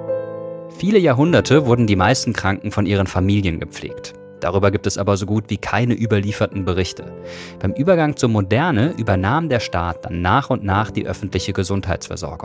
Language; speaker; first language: German; native; German